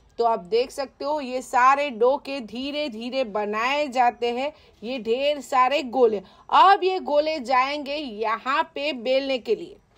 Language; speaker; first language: Hindi; non-native, local second language; Gujarati